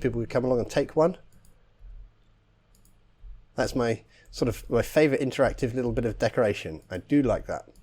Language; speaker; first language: English; native; English